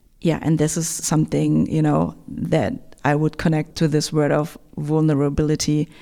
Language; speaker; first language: English; non-native, fluent; German